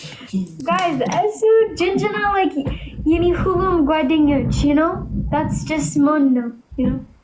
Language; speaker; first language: English; non-native, learner; Amharic